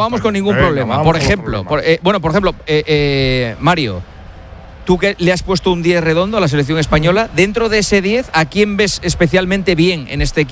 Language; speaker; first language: Spanish; native; Spanish